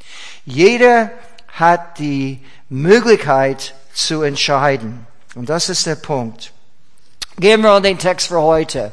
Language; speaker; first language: German; non-native, fluent; English